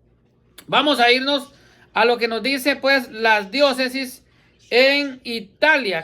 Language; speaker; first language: Spanish; native; Spanish